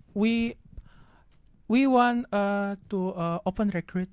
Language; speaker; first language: English; non-native, learner; Indonesian